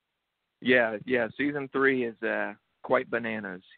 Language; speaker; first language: English; native; English